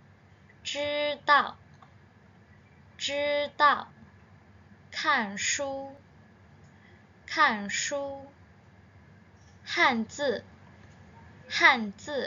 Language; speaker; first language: Chinese; non-native, fluent; Burmese